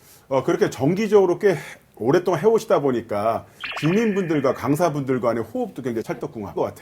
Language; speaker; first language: Korean; native; Korean